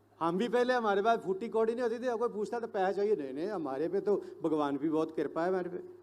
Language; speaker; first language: Hindi; non-native, local second language; Punjabi